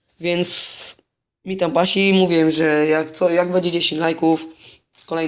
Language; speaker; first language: Polish; native; Polish